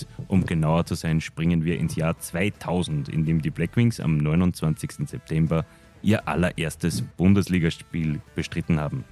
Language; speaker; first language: German; native; German